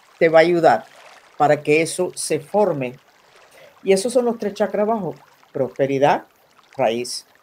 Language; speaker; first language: Spanish; non-native, fluent; English